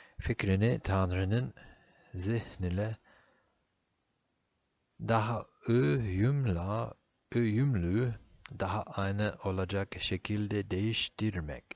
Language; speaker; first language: Turkish; non-native, fluent; English